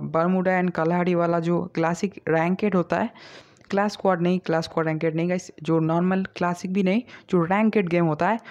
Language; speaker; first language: Hindi; non-native, local second language; Bangla